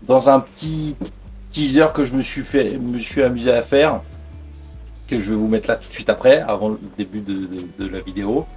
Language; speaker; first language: French; native; French